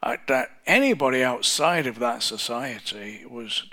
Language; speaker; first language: English; native; English